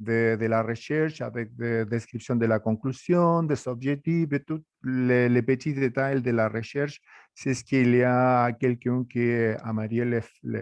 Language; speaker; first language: French; non-native, fluent; Spanish